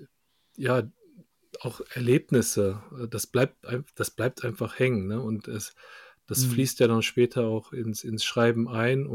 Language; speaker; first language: German; early bilingual, other home language; Korean